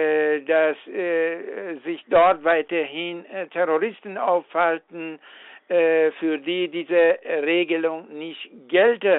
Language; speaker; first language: German; non-native, fluent; Persian